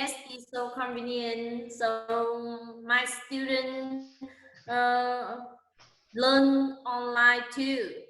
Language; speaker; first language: English; non-native, learner; Vietnamese